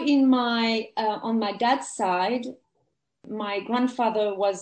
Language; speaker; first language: English; non-native, fluent; French